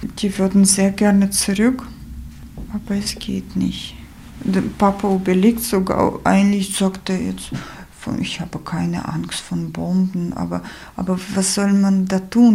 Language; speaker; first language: German; non-native, fluent; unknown